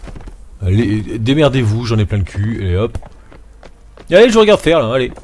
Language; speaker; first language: French; native; French